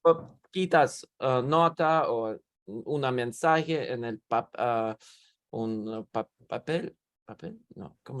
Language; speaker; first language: Spanish; non-native, learner; English